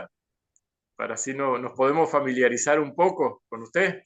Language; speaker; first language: Spanish; native; Spanish